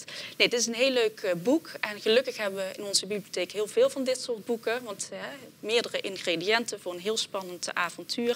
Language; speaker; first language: Dutch; native; Dutch